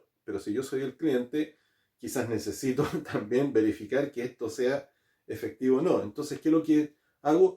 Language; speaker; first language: Spanish; native; Spanish